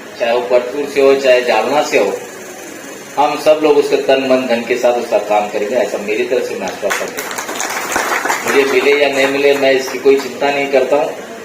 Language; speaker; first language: Hindi; non-native, local second language; Marathi